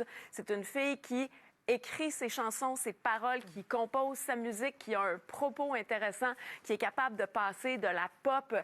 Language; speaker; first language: French; native; French